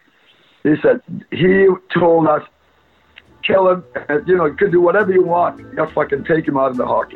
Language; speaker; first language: English; non-native, fluent; Swedish